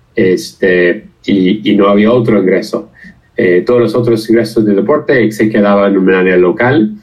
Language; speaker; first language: Spanish; non-native, fluent; English